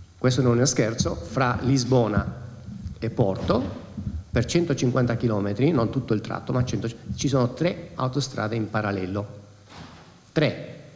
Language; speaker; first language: Italian; non-native, fluent; Spanish